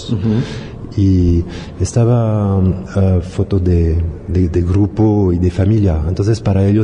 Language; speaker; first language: Spanish; non-native, learner; French